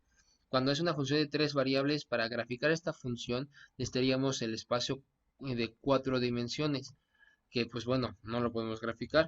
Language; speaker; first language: Spanish; native; Spanish